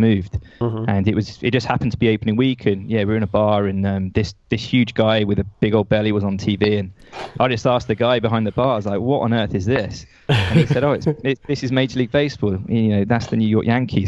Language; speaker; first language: English; native; English